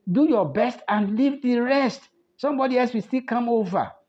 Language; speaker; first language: English; non-native, local second language; Yoruba